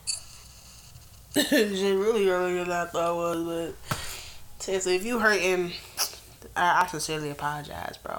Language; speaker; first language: English; native; English